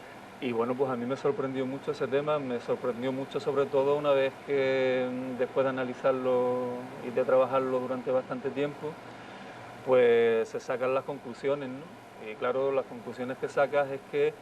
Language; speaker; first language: Spanish; native; Spanish